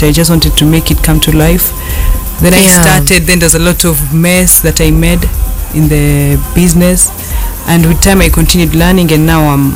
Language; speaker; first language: English; non-native, local second language; Swahili